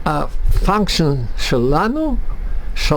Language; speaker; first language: Hebrew; non-native, learner; Russian